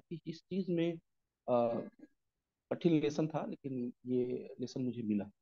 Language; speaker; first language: Hindi; native; Hindi